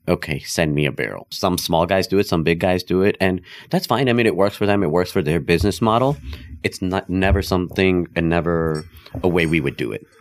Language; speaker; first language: English; non-native, local second language; Hindi